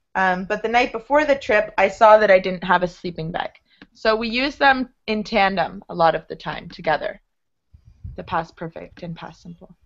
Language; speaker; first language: English; native; English